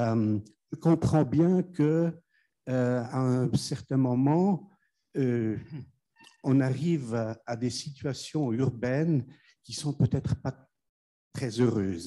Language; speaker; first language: French; non-native, fluent; German